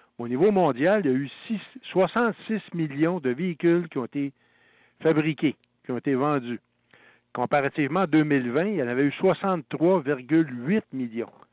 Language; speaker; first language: French; native; French